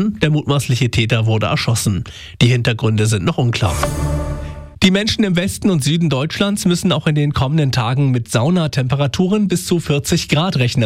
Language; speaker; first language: German; native; German